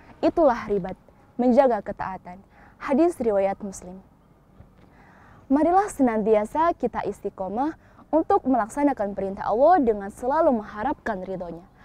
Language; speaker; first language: Indonesian; native; Indonesian